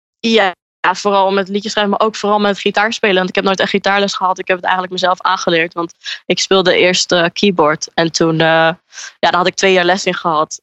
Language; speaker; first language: Dutch; native; Dutch